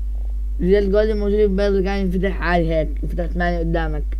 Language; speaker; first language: Arabic; native; Arabic